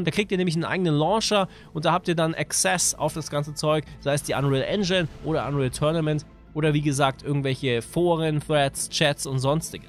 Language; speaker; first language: German; native; German